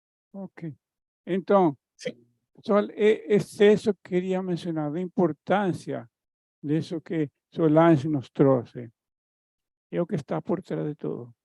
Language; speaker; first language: Portuguese; non-native, fluent; Spanish